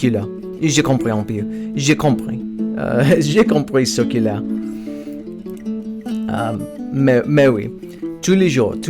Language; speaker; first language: French; non-native, learner; English